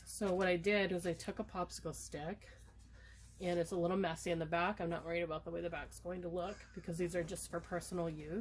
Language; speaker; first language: English; native; English